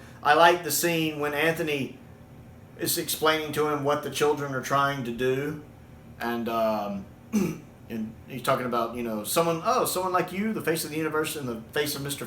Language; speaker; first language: English; native; English